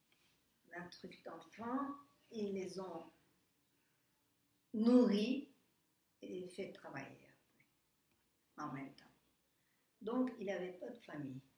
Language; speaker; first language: French; non-native, fluent; Turkish